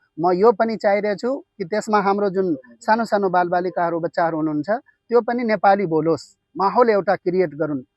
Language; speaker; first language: Nepali; non-native, local second language; Urdu